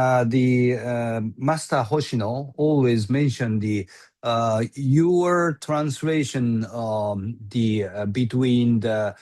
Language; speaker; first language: English; non-native, learner; Japanese